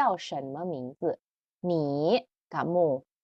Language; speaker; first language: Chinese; non-native, fluent; Indonesian